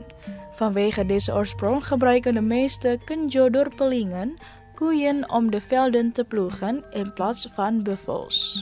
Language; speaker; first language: Dutch; non-native, fluent; Indonesian